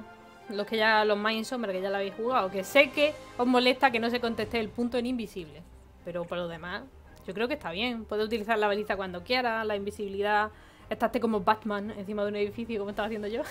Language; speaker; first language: Spanish; native; Spanish